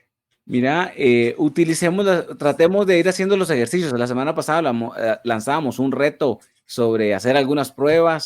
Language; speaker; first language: Spanish; native; Spanish